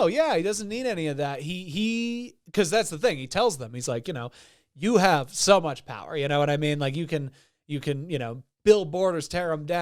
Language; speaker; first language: English; native; English